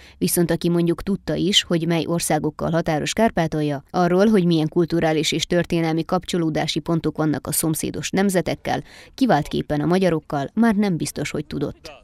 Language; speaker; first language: Hungarian; native; Hungarian